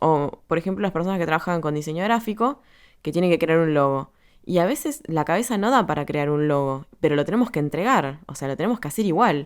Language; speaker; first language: Spanish; native; Spanish